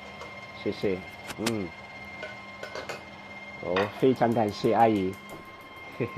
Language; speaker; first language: Chinese; non-native, fluent; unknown